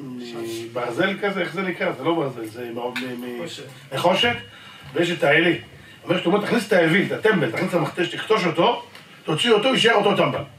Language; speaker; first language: Hebrew; native; Hebrew